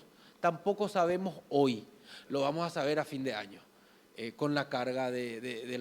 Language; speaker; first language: Spanish; native; Spanish